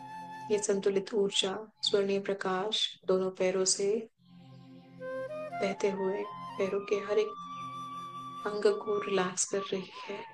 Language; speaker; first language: Hindi; native; Hindi